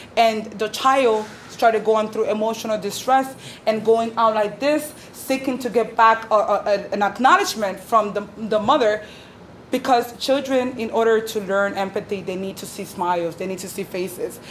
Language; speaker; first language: English; native; English